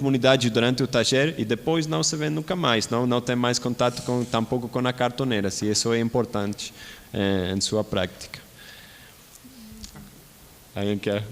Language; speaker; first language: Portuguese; non-native, learner; Spanish